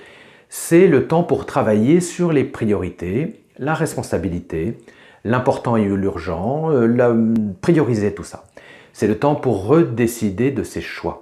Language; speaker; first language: French; native; French